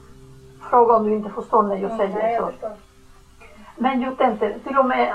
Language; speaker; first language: Swedish; non-native, learner; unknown